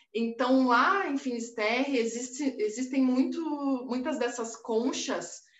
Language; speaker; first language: Portuguese; native; Portuguese